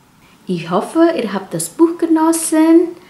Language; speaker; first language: German; non-native, fluent; Indonesian